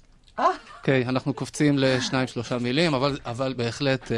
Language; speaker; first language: Hebrew; native; Hebrew